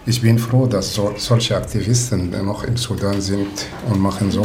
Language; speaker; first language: German; non-native, learner; Arabic